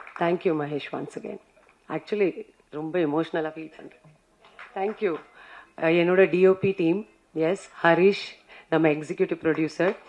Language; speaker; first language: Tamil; non-native, fluent; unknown